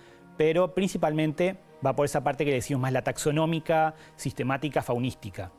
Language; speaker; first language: Spanish; native; Spanish